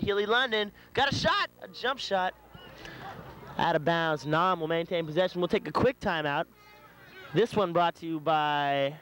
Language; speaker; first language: English; native; English